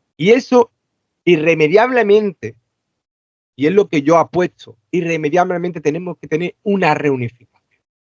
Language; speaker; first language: Spanish; native; Spanish